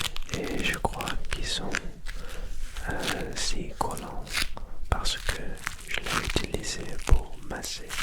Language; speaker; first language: French; non-native, learner; Dutch